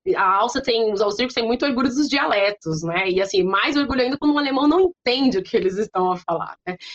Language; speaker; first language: Portuguese; native; Portuguese